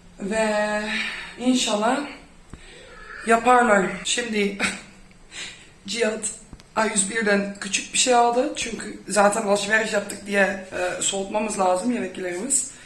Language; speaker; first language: Turkish; non-native, fluent; Dutch